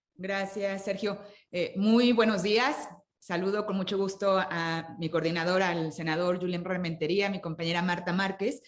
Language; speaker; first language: Spanish; native; Spanish